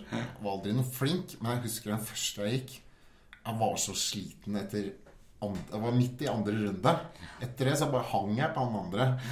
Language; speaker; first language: Norwegian; native; Norwegian